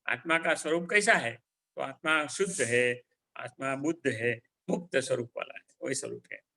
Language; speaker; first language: Hindi; non-native, local second language; Gujarati